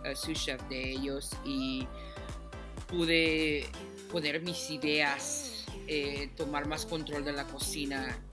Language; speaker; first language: Spanish; early bilingual, heritage; Spanish